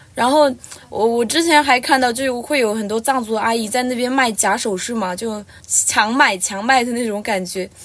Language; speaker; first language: Chinese; non-native, local second language; Tibetan